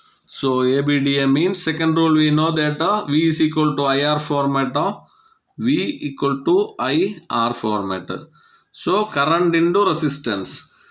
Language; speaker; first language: English; non-native, local second language; Tamil